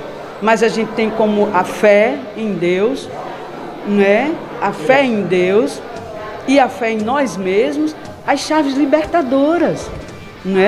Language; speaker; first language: Portuguese; native; Portuguese